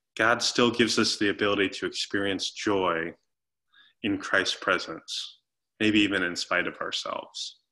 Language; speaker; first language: English; native; English